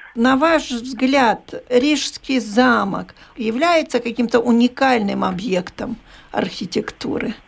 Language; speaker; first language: Russian; native; Russian